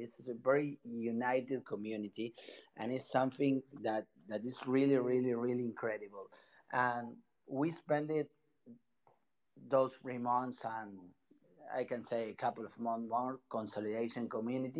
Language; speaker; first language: English; non-native, fluent; Spanish